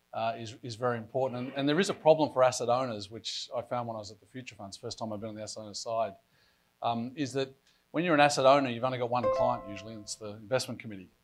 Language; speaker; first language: English; native; English